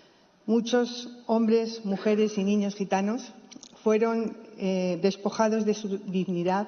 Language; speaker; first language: Spanish; native; Spanish